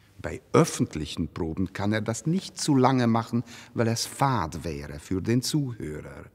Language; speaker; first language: German; non-native, fluent; Hungarian